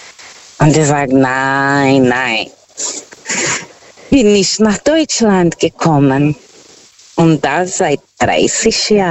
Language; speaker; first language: German; non-native, fluent; Portuguese